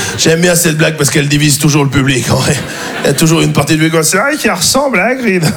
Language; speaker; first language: French; native; French